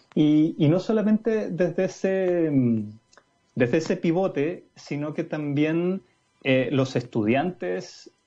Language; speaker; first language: Spanish; native; Spanish